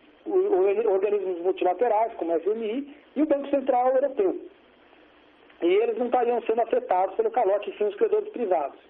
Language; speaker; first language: Portuguese; native; Portuguese